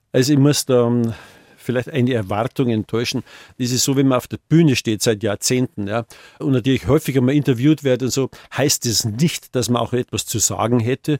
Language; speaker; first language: German; native; German